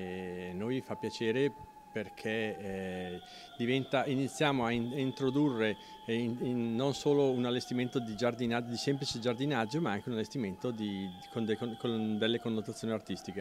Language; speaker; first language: Italian; native; Italian